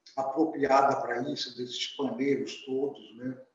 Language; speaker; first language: Portuguese; native; Portuguese